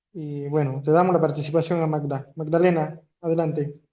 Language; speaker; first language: Spanish; native; Spanish